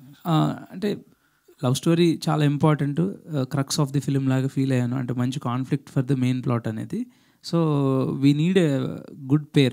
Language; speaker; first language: Telugu; native; Telugu